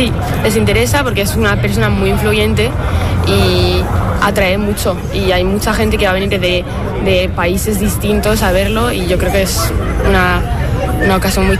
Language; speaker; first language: Spanish; non-native, fluent; French